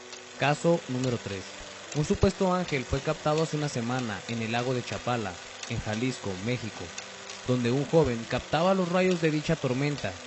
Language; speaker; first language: Spanish; native; Spanish